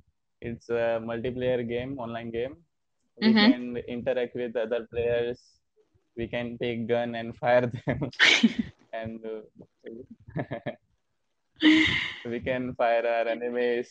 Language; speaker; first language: English; non-native, learner; Hindi